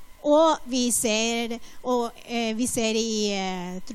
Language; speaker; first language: Norwegian; non-native, fluent; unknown